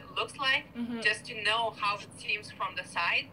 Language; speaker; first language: English; non-native, fluent; Lithuanian